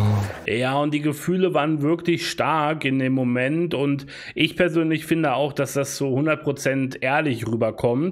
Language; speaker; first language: German; native; German